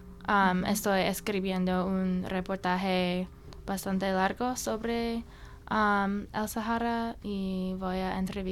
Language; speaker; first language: Spanish; non-native, learner; English